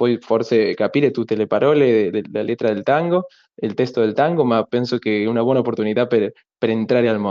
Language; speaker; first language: Italian; non-native, learner; Spanish